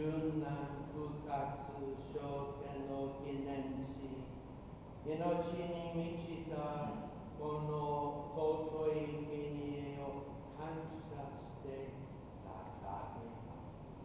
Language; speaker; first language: Japanese; non-native, fluent; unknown